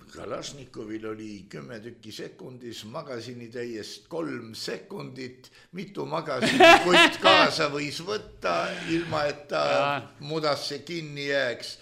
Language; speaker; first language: Estonian; native; Estonian